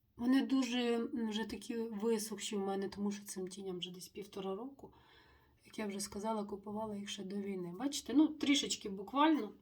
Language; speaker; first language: Ukrainian; non-native, local second language; Russian